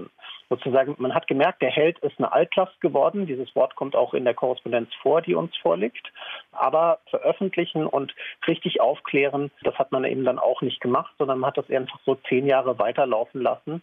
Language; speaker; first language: German; native; German